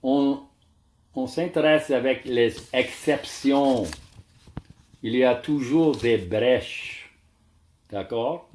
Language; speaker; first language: French; non-native, learner; English